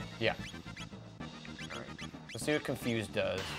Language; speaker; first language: English; native; English